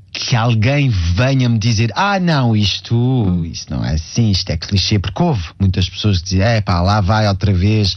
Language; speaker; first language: Portuguese; early bilingual, heritage; Portuguese